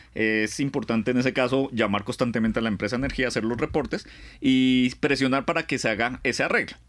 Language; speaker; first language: Spanish; native; Spanish